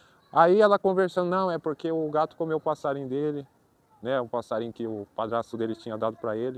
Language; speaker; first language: Portuguese; native; Portuguese